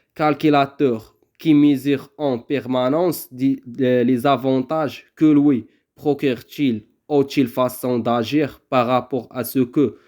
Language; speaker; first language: French; non-native, local second language; Arabic